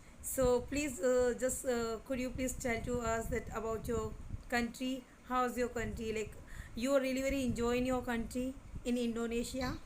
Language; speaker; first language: English; non-native, local second language; Hindi